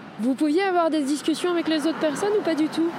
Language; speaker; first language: French; native; French